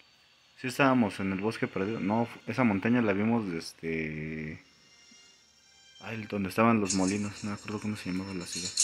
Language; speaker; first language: Spanish; native; Spanish